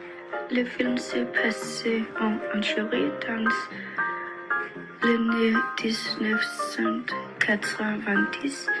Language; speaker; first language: French; non-native, learner; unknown